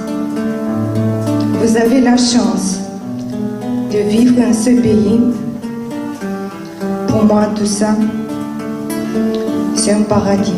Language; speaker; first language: French; non-native, learner; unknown